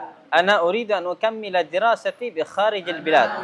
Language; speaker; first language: Arabic; non-native, fluent; Indonesian